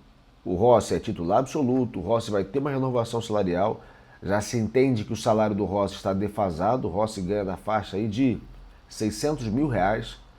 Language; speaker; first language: Portuguese; native; Portuguese